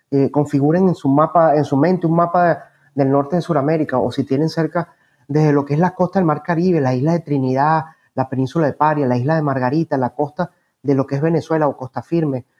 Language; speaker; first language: Spanish; native; Spanish